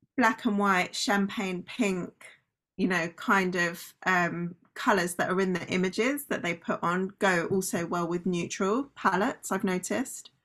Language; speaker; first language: English; native; English